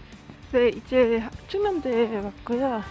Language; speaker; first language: Korean; non-native, fluent; Dutch